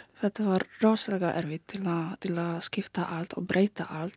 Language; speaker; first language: Icelandic; non-native, learner; Polish